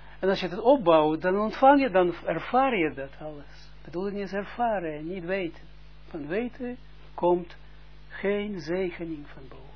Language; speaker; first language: Dutch; non-native, fluent; Russian